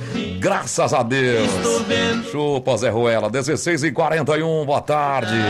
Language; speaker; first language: Portuguese; native; Portuguese